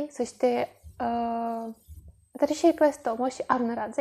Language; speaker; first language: Japanese; non-native, learner; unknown